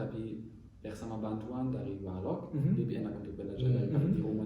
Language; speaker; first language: Indonesian; non-native, learner; German